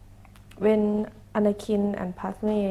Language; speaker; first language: English; non-native, learner; Thai